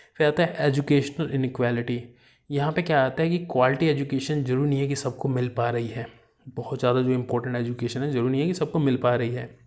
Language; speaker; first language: Hindi; native; Hindi